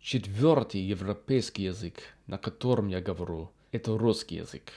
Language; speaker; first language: Russian; non-native, learner; English